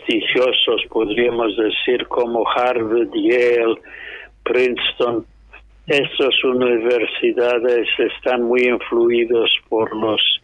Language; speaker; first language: Spanish; non-native, fluent; English